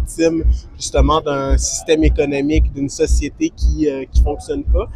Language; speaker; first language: French; native; French